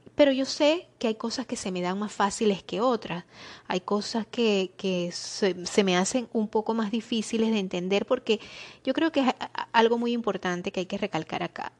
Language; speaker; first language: Spanish; native; Spanish